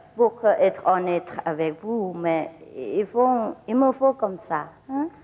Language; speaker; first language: French; non-native, learner; Vietnamese